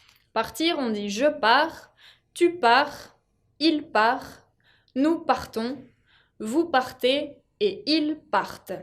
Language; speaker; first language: French; non-native, fluent; Spanish